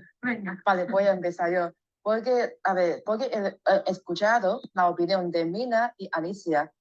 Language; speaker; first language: Spanish; non-native, learner; Chinese